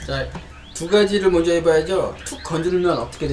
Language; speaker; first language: Korean; native; Korean